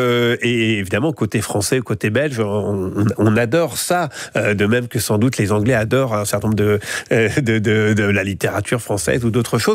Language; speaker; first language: French; native; French